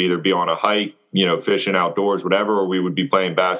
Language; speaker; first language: English; native; English